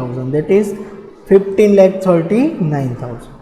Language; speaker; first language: English; non-native, local second language; Gujarati